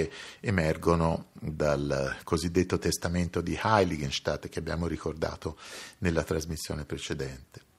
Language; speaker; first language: Italian; native; Italian